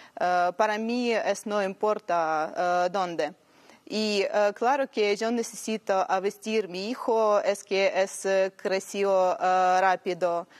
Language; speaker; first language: Spanish; non-native, learner; Ukrainian